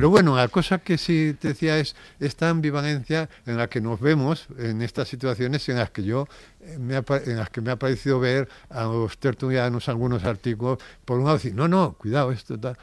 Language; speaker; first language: Spanish; native; Spanish